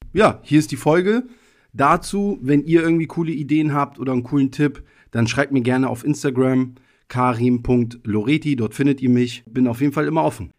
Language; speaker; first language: German; early bilingual, other home language; Italian